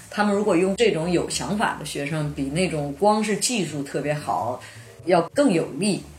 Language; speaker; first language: Chinese; native; Chinese